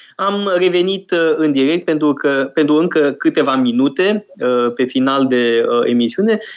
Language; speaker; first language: Romanian; native; Romanian